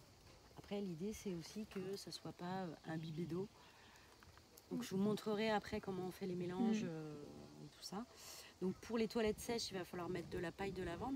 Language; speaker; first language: French; native; French